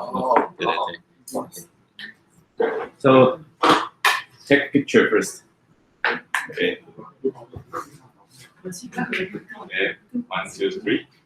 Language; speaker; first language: English; non-native, fluent; Chinese